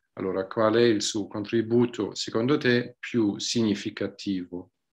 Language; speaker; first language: Italian; non-native, fluent; German